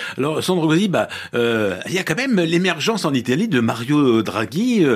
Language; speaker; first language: French; native; French